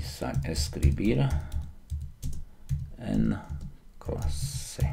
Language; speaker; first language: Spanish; non-native, fluent; Slovak